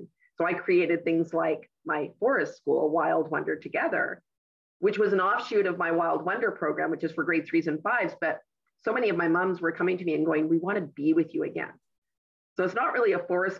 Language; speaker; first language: English; native; English